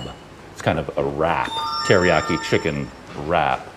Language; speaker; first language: English; native; English